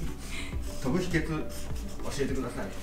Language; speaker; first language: Japanese; native; Japanese